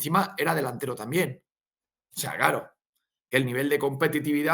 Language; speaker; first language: Spanish; native; Spanish